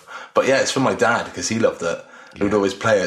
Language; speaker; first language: English; native; English